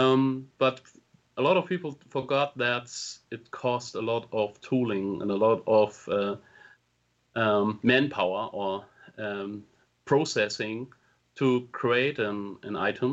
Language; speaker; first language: English; non-native, fluent; German